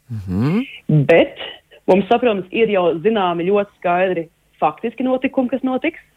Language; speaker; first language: Latvian; early bilingual, heritage; Latvian